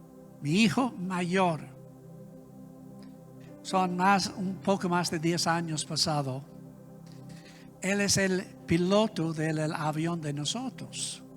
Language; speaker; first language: Spanish; non-native, learner; English